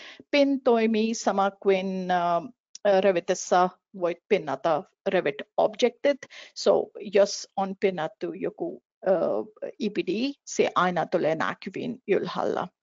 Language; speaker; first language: Finnish; non-native, fluent; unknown